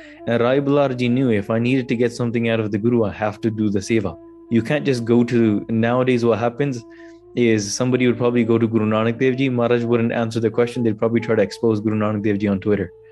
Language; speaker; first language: English; early bilingual, other home language; Punjabi